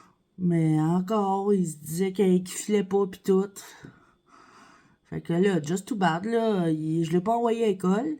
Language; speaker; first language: French; native; French